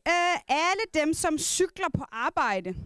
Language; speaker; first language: Danish; non-native, local second language; Kalaallisut